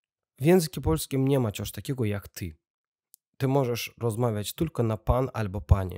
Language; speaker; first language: Polish; non-native, learner; Russian